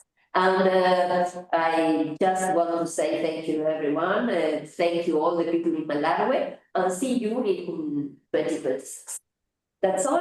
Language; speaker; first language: English; non-native, fluent; Spanish